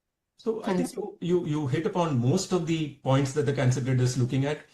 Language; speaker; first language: English; non-native, local second language; Tamil